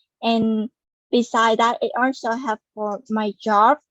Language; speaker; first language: English; non-native, learner; Vietnamese